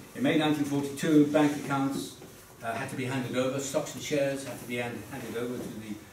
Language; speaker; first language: English; early bilingual, other home language; Dutch